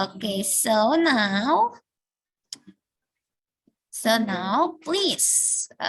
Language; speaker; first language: English; non-native, learner; Indonesian